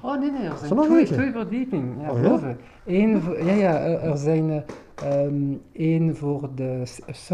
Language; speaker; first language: Dutch; non-native, local second language; French